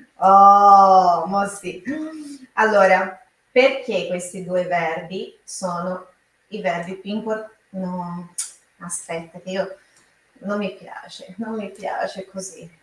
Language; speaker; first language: Italian; non-native, fluent; Portuguese